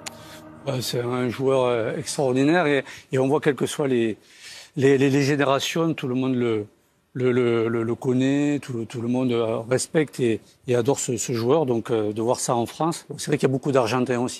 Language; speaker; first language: French; native; French